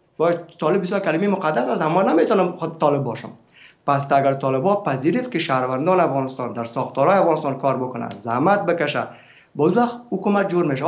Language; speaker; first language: Persian; native; Persian